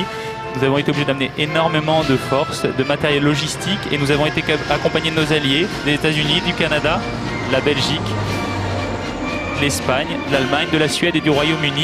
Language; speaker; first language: French; native; French